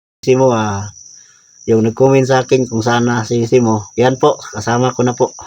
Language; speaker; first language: Filipino; native; Filipino